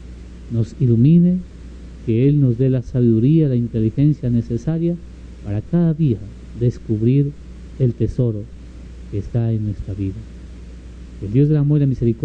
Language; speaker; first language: Spanish; native; Spanish